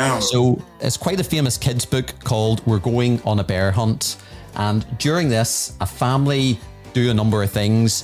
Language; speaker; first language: English; native; English